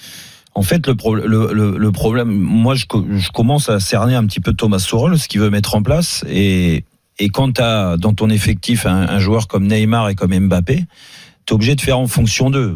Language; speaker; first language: French; native; French